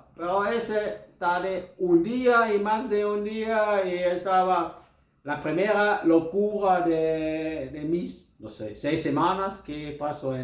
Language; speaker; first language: Spanish; non-native, learner; German